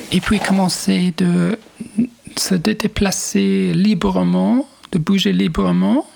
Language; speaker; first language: French; non-native, fluent; English